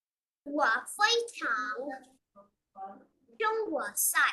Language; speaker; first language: Chinese; non-native, learner; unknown